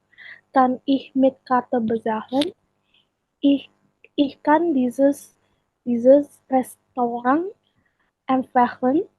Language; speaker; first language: German; non-native, learner; Indonesian